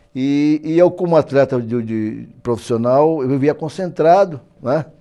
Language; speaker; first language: Portuguese; native; Portuguese